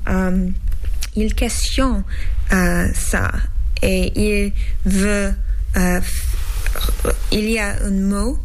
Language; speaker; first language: French; non-native, learner; English